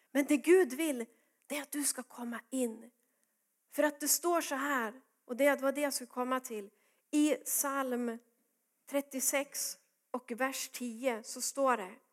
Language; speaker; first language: Swedish; native; Swedish